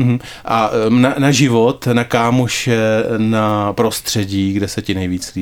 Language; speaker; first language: Czech; native; Czech